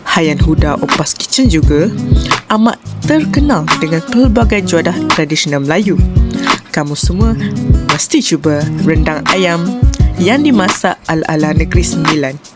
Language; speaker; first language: Malay; native; Malay